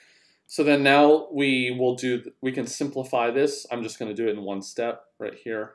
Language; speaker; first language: English; native; English